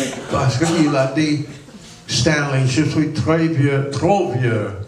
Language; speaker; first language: French; non-native, learner; English